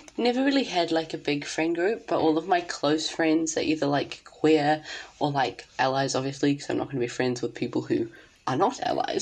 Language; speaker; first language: English; native; English